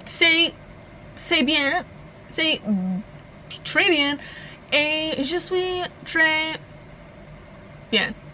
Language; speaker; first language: French; non-native, learner; English